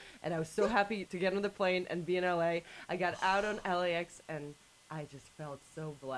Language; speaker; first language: English; non-native, fluent; Polish